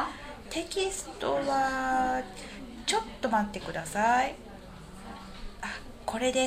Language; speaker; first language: Japanese; non-native, learner; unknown